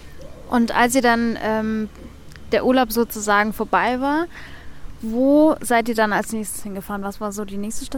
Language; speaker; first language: German; native; German